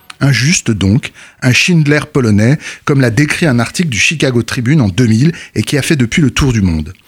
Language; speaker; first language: French; native; French